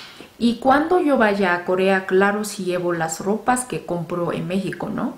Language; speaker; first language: Spanish; non-native, fluent; Korean